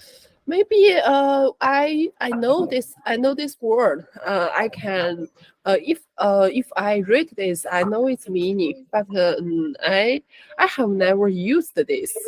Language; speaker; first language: English; non-native, learner; Chinese